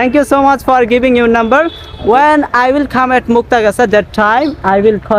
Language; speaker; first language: English; non-native, learner; Bangla